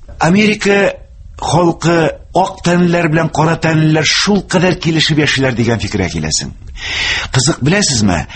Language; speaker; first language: Tatar; native; Tatar